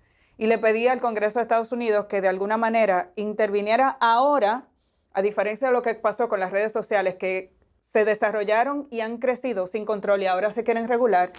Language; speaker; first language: Spanish; native; Spanish